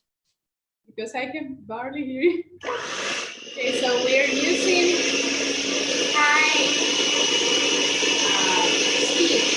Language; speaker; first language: English; non-native, learner; Spanish